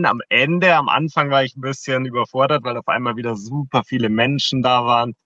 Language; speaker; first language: German; native; German